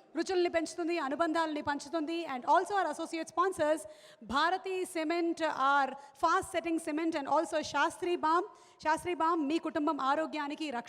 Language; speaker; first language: Telugu; native; Telugu